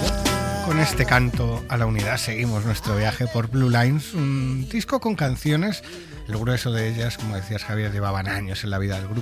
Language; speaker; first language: Spanish; native; Spanish